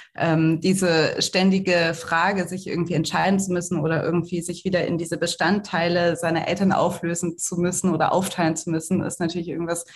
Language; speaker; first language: German; native; German